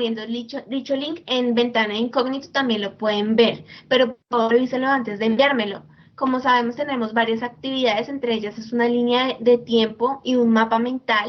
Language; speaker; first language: Spanish; native; Spanish